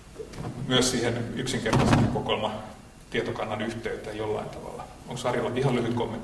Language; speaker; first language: Finnish; native; Finnish